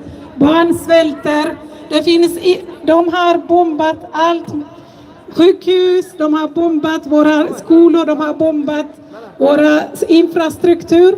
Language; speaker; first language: Swedish; non-native, fluent; Tigrinya